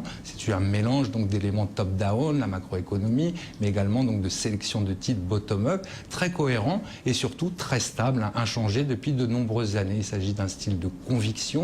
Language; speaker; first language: French; native; French